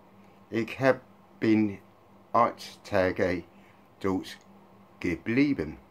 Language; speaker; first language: German; non-native, learner; English